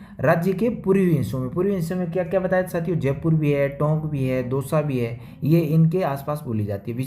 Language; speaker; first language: Hindi; native; Hindi